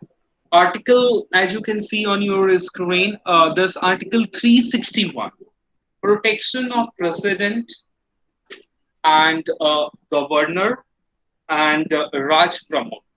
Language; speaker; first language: English; non-native, local second language; Hindi